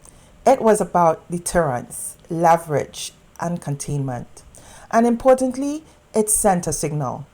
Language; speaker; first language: English; native; English